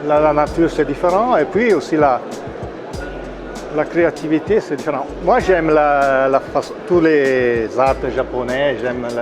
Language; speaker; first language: French; non-native, local second language; Italian